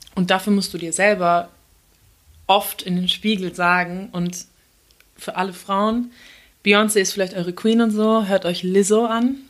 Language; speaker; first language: German; early bilingual, other home language; Turkish